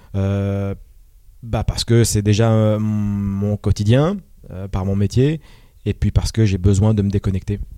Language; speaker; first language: French; native; French